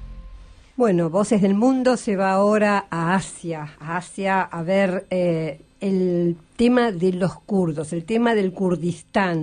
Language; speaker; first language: Spanish; native; Spanish